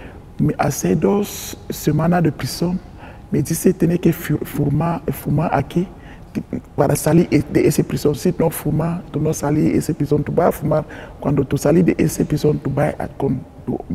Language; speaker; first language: Spanish; non-native, learner; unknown